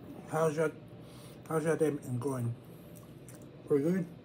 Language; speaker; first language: English; early bilingual, other home language; Spanish